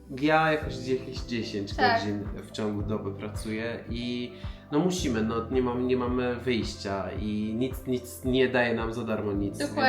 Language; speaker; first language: Polish; non-native, fluent; Persian